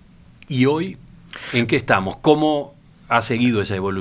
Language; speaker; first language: Spanish; native; Spanish